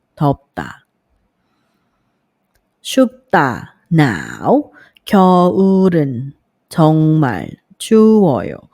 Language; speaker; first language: Korean; non-native, fluent; Thai